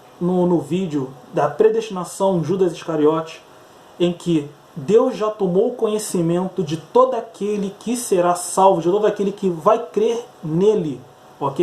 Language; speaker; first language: Portuguese; native; Portuguese